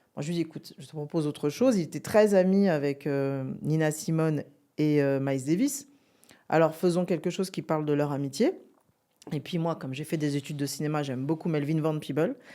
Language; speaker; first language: French; native; French